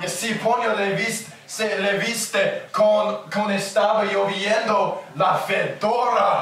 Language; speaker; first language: Spanish; non-native, learner; English